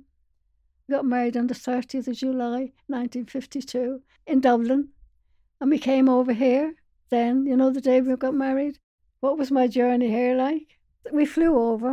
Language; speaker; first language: English; native; English